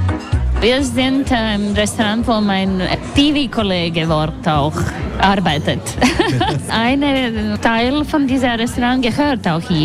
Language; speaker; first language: German; non-native, fluent; Latvian